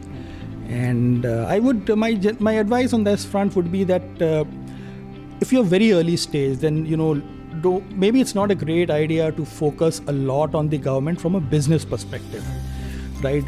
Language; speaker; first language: English; non-native, local second language; Hindi